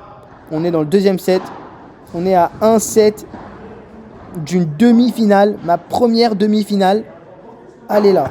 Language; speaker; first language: French; native; French